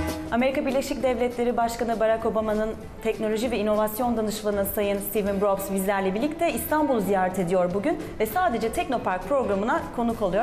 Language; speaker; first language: Turkish; native; Turkish